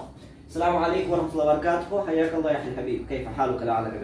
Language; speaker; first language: Arabic; non-native, learner; Uzbek